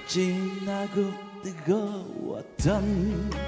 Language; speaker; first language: Korean; native; Korean